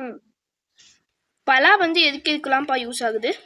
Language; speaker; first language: Tamil; native; Tamil